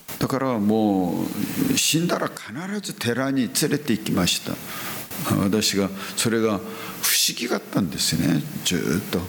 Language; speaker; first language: Japanese; non-native, fluent; Korean